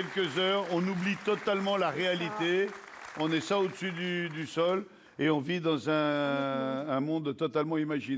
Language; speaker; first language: French; native; French